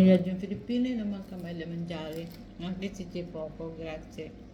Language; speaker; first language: Italian; non-native, learner; Filipino